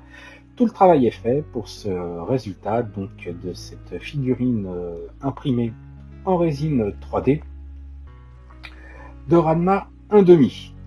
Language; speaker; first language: French; native; French